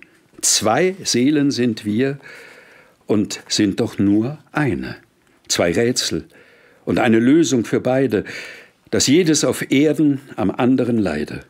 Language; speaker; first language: German; native; German